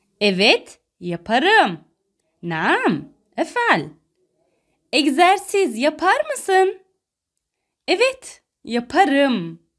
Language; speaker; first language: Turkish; non-native, fluent; Arabic